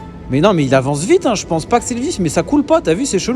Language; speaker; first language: French; native; French